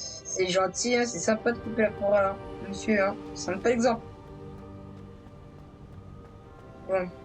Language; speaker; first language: French; native; French